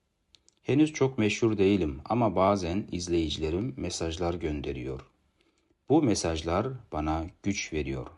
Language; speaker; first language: Turkish; non-native, fluent; Kazakh